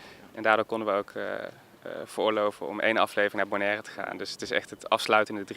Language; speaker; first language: Dutch; native; Dutch